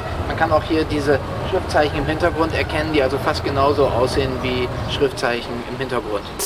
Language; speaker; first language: German; native; German